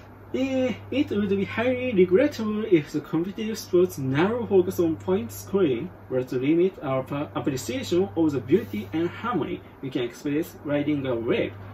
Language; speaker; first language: English; non-native, fluent; Japanese